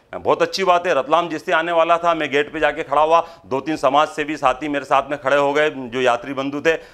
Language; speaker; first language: Hindi; native; Hindi